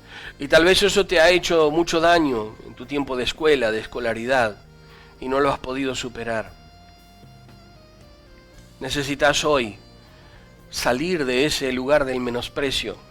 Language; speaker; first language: Spanish; native; Spanish